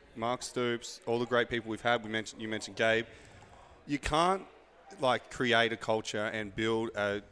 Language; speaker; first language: English; native; English